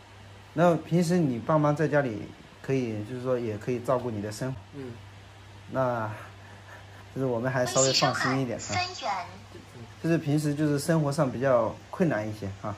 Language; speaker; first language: Chinese; native; Chinese